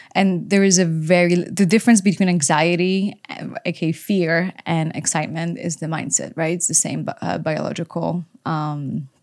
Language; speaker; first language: English; non-native, fluent; Polish